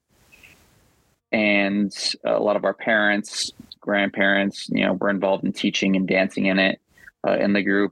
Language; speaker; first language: English; native; English